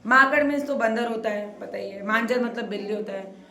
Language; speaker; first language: Hindi; non-native, local second language; Marathi